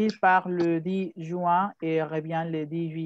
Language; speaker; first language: French; non-native, fluent; Spanish